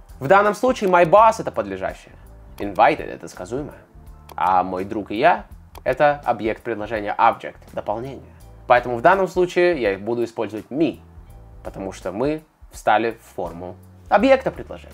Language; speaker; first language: Russian; native; Russian